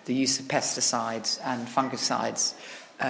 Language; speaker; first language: English; native; English